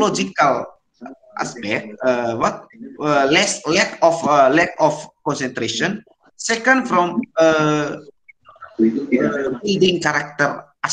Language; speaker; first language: English; non-native, learner; Indonesian